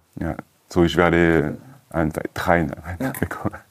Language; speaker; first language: German; non-native, learner; French